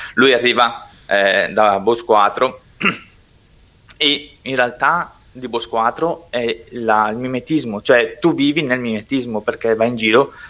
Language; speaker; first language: Italian; non-native, local second language; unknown